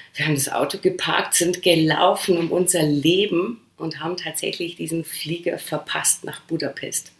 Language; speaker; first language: German; early bilingual, other home language; Polish